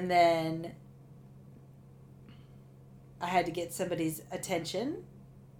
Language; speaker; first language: English; native; English